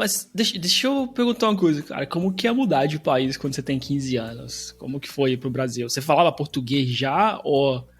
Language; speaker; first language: Portuguese; native; Portuguese